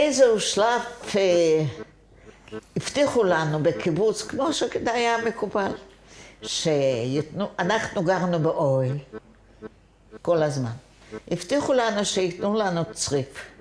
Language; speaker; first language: Hebrew; non-native, fluent; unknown